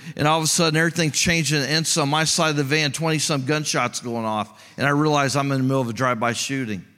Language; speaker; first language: English; native; English